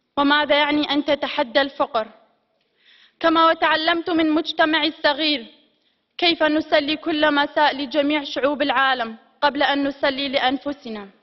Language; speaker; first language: Arabic; non-native, local second language; Kurdish